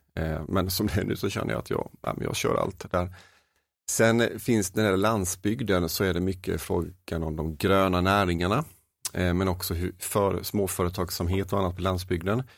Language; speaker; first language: Swedish; native; Swedish